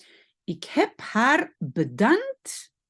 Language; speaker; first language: Dutch; non-native, fluent; French